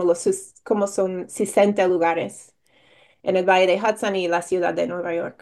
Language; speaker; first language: Spanish; non-native, fluent; English